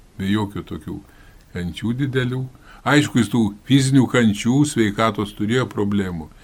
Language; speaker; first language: Lithuanian; native; Lithuanian